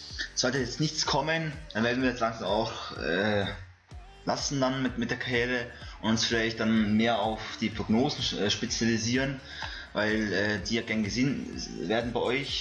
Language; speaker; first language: German; native; German